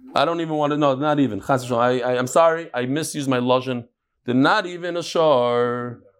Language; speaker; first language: English; native; English